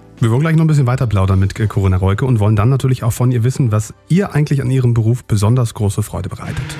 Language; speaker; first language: German; native; German